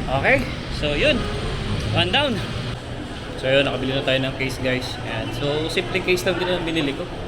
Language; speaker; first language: Filipino; native; Filipino